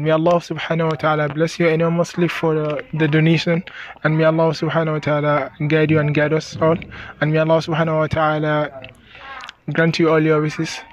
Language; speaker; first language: English; non-native, local second language; Wolof